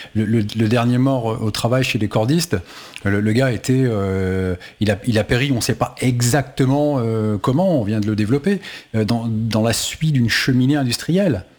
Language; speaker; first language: French; native; French